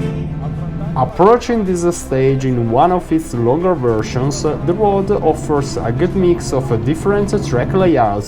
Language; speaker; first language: English; non-native, fluent; Italian